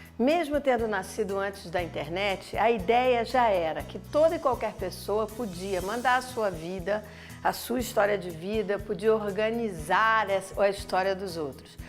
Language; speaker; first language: Portuguese; native; Portuguese